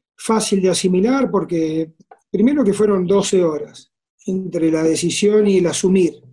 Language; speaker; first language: Spanish; native; Spanish